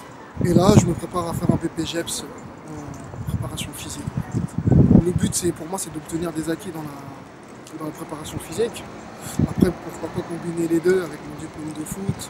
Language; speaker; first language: French; early bilingual, other home language; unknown